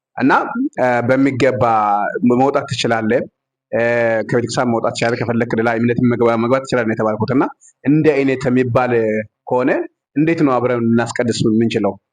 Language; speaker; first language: Amharic; non-native, local second language; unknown